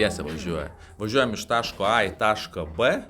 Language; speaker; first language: Lithuanian; native; Lithuanian